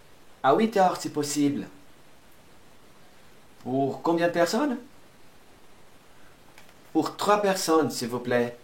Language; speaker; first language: French; non-native, fluent; Portuguese